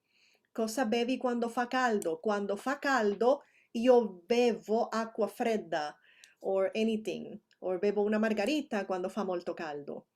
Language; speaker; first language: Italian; non-native, fluent; Spanish